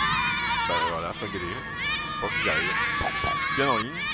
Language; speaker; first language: French; native; French